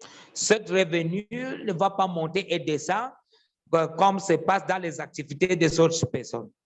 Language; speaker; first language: French; non-native, fluent; English